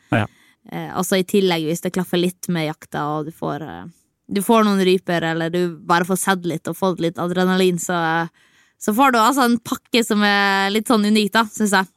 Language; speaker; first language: Norwegian; native; Norwegian